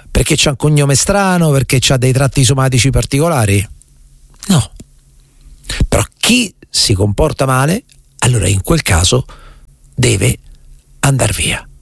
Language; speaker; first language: Italian; native; Italian